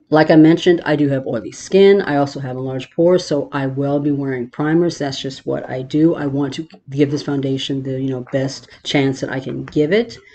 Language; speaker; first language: English; native; English